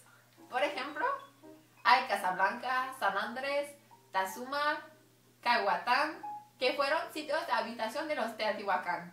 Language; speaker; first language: Spanish; non-native, learner; French